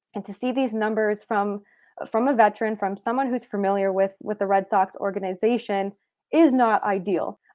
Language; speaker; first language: English; native; English